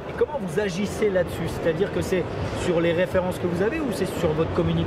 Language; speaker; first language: French; native; French